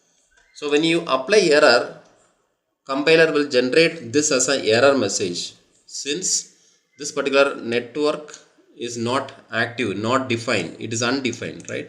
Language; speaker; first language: English; non-native, local second language; Tamil